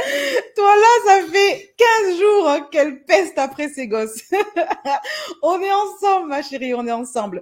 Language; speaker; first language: French; native; French